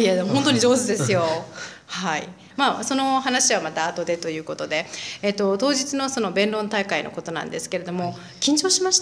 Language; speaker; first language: Japanese; native; Japanese